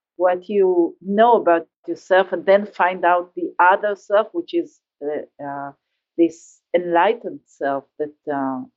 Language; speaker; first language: English; non-native, learner; Hebrew